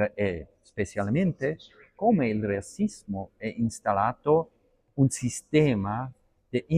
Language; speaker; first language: Italian; non-native, learner; Arabic